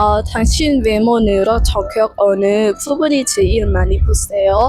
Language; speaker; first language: Korean; non-native, learner; Lao